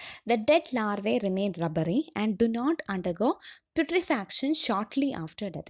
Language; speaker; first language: English; non-native, local second language; Malayalam